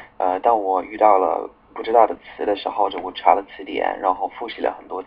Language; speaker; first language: Chinese; non-native, fluent; English